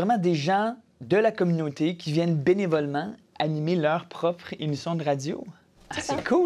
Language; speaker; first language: French; native; French